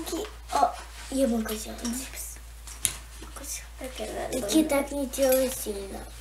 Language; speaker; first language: Russian; early bilingual, heritage; Russian